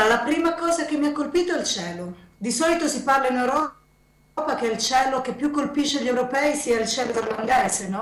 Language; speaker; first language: Italian; native; Italian